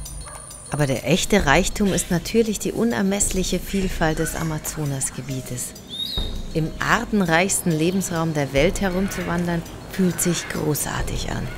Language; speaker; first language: German; native; German